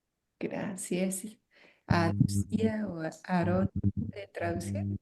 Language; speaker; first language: Spanish; non-native, fluent; English